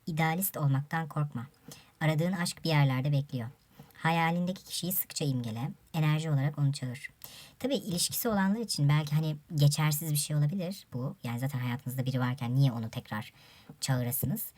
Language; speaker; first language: Turkish; native; Turkish